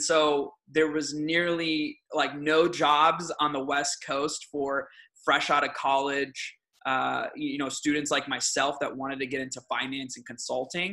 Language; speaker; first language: English; early bilingual, other home language; Aramaic